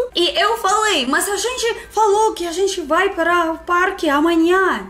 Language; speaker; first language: Portuguese; non-native, fluent; Russian